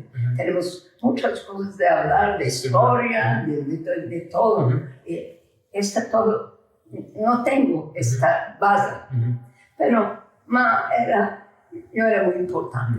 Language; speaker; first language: Spanish; early bilingual, heritage; Ladino